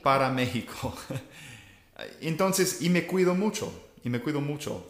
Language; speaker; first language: Spanish; non-native, fluent; English